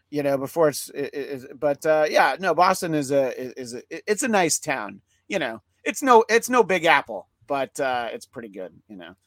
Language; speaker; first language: English; native; English